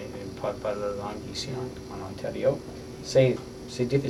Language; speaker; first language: French; non-native, learner; English